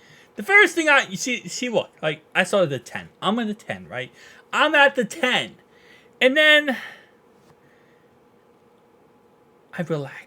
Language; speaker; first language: English; native; English